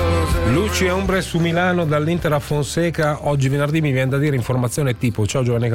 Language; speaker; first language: Italian; native; Italian